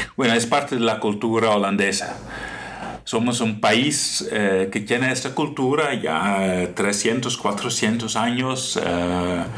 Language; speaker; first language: Spanish; non-native, fluent; Dutch